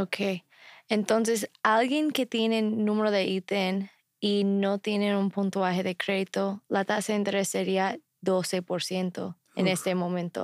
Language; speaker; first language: Spanish; non-native, fluent; English